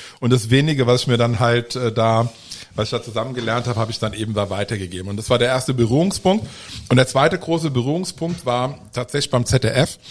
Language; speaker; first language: German; early bilingual, other home language; Italian